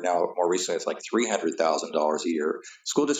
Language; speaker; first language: English; native; English